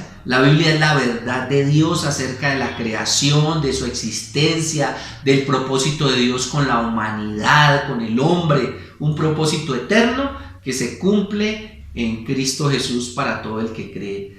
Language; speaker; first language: Spanish; native; Spanish